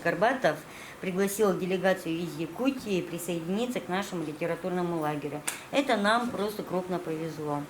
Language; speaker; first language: Russian; native; Russian